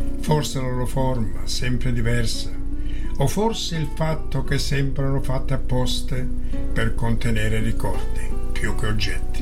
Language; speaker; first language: Italian; native; Italian